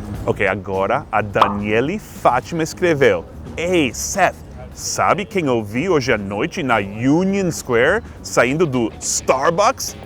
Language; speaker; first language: Portuguese; non-native, fluent; English